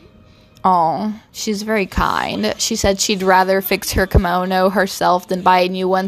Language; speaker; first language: English; non-native, fluent; Portuguese